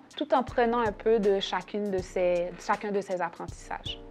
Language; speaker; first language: French; native; French